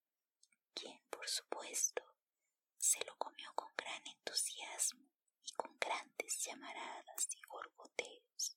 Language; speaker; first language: Spanish; native; Spanish